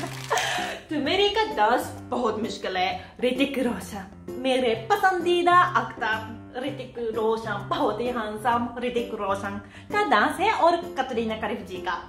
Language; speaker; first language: Hindi; non-native, fluent; Japanese